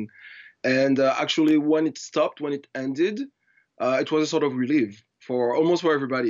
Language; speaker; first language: English; non-native, fluent; French